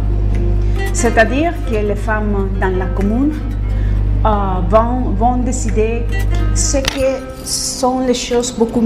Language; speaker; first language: French; non-native, fluent; Spanish